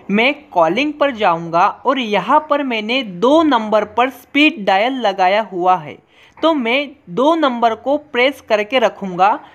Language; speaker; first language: Hindi; non-native, local second language; Marathi